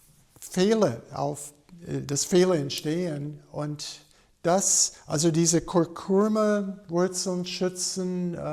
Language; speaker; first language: German; non-native, fluent; English